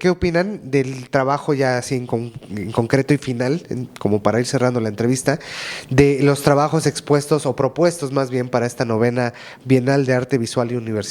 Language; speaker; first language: Spanish; native; Spanish